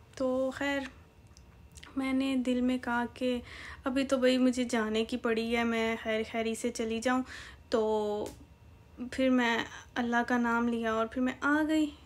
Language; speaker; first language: Urdu; native; Urdu